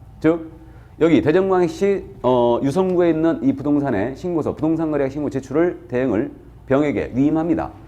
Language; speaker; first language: Korean; native; Korean